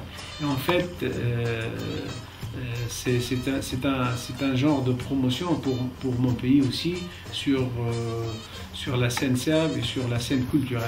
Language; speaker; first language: French; non-native, local second language; Arabic